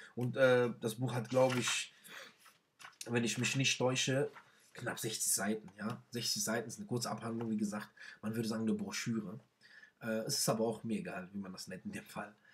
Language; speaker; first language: German; non-native, fluent; Arabic